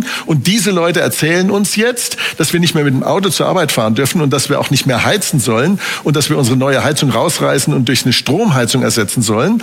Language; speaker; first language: German; native; German